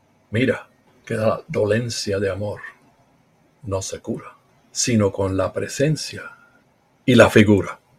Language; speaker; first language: Spanish; early bilingual, heritage; Spanish